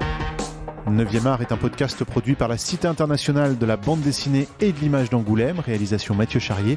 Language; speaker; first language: French; native; French